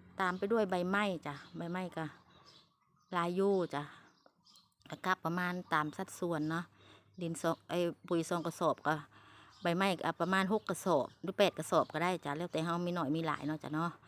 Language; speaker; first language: Thai; non-native, local second language; Lao